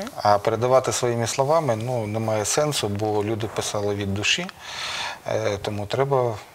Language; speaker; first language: Ukrainian; non-native, local second language; Russian